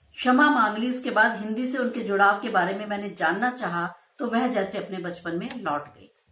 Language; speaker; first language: Hindi; native; Hindi